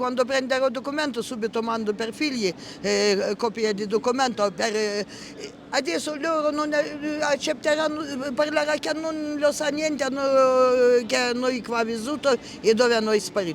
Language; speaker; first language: Italian; non-native, learner; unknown